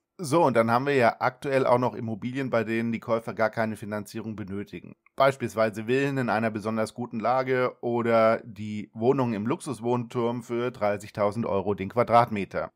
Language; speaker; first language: German; native; German